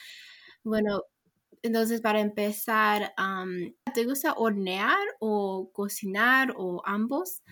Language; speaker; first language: Spanish; non-native, learner; English